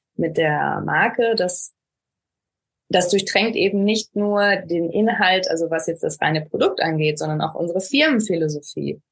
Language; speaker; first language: German; native; German